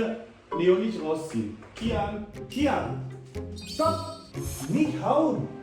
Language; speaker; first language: German; native; German